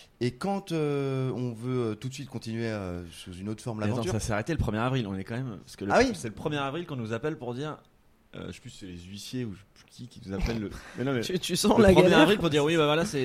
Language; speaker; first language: French; native; French